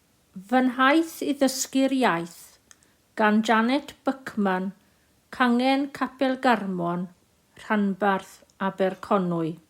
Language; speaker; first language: Welsh; non-native, local second language; English